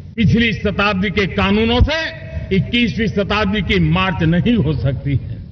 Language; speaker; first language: Hindi; non-native, local second language; Gujarati